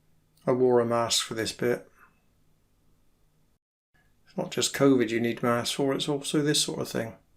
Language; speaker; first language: English; native; English